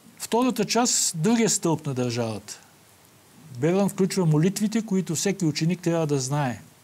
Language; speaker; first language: Bulgarian; native; Bulgarian